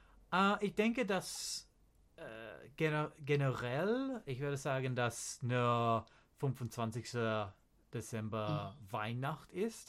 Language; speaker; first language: German; non-native, learner; English